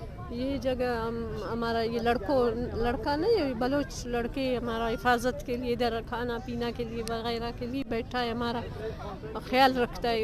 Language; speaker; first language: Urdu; non-native, local second language; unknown